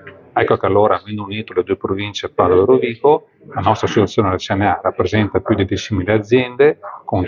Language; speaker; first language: Italian; native; Italian